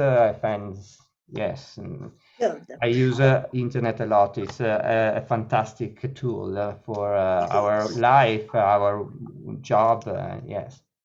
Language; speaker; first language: English; non-native, learner; Italian